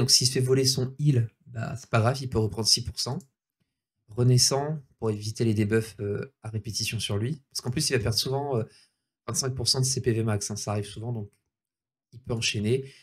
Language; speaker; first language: French; native; French